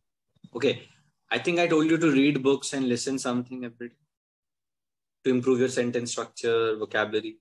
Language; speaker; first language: English; non-native, local second language; Hindi